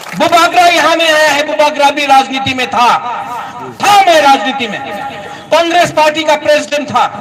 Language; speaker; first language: Hindi; non-native, local second language; Kok Borok